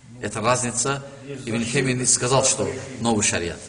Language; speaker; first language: Russian; non-native, learner; Turkish